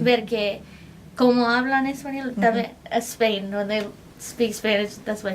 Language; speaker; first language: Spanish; early bilingual, heritage; Spanish